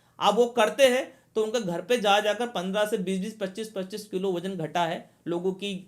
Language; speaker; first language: Hindi; native; Hindi